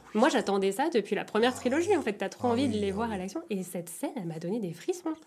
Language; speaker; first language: French; native; French